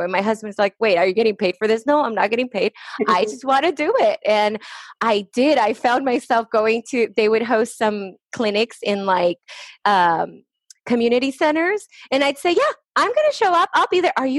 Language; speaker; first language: English; early bilingual, other home language; Spanish